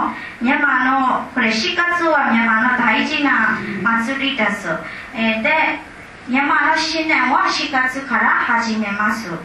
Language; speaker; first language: Japanese; non-native, learner; Burmese